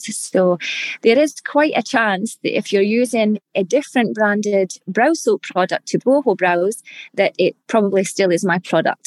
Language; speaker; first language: English; native; English